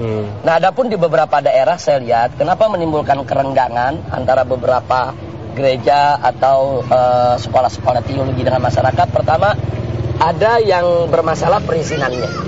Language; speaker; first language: Indonesian; native; Indonesian